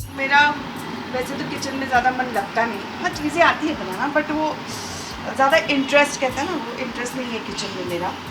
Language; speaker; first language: Hindi; non-native, local second language; Marathi